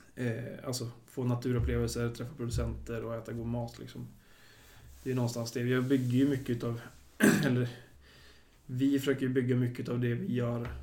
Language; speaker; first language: Swedish; native; Swedish